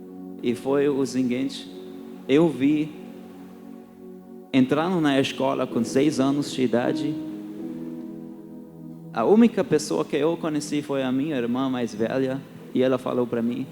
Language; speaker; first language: Portuguese; early bilingual, heritage; Portuguese